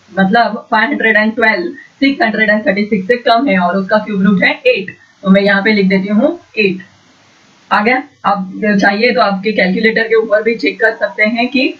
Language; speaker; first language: Hindi; non-native, local second language; Marathi